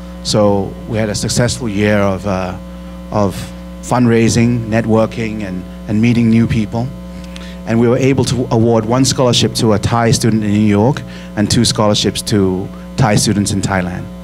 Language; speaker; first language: English; early bilingual, other home language; Thai